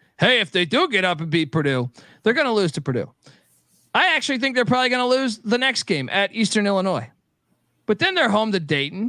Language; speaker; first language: English; native; English